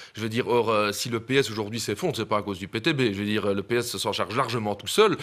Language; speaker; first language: French; native; French